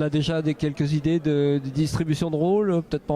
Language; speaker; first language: French; native; French